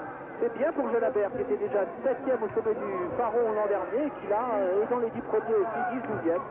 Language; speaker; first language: French; native; French